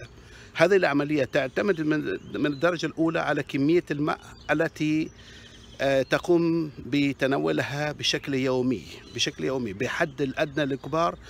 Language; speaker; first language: Arabic; native; Arabic